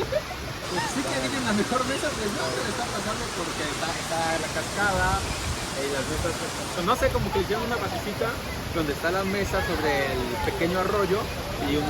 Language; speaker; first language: Spanish; native; Spanish